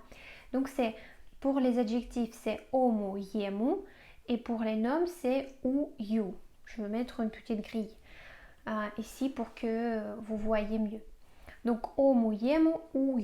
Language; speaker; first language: French; non-native, fluent; Russian